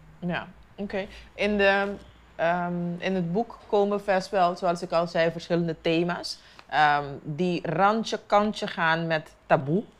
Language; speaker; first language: Dutch; non-native, local second language; Papiamento